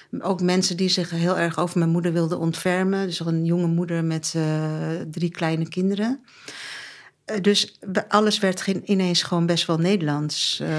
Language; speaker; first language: Dutch; early bilingual, other home language; Turkish